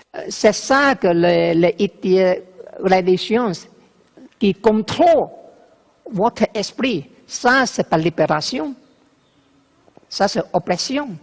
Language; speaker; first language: French; non-native, learner; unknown